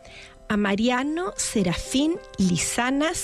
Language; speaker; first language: Spanish; native; Spanish